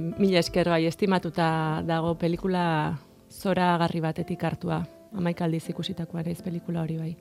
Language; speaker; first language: Basque; non-native, local second language; Spanish